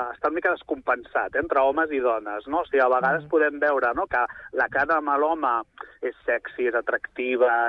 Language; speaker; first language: Catalan; native; Catalan